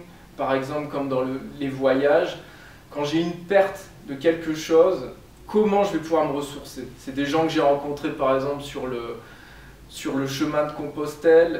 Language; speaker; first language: French; native; French